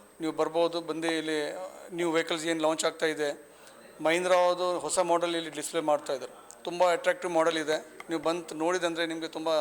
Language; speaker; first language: Kannada; non-native, local second language; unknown